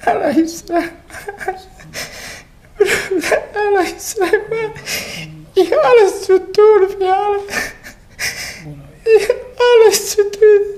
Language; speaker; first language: German; non-native, learner; Bosnian